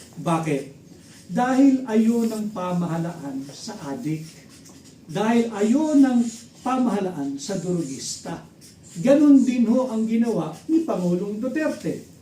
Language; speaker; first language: Filipino; native; Filipino